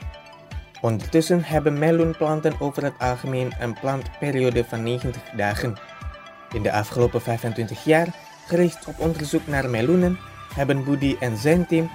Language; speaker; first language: Dutch; non-native, fluent; Indonesian